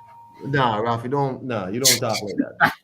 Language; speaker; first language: English; native; English